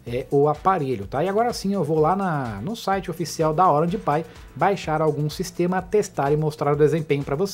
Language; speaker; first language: Portuguese; native; Portuguese